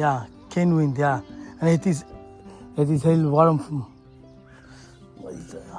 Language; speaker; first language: Dutch; non-native, learner; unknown